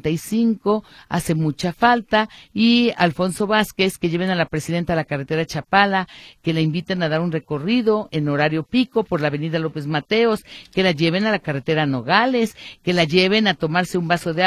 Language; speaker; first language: Spanish; native; Spanish